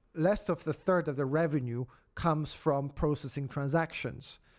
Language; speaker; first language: English; non-native, fluent; Polish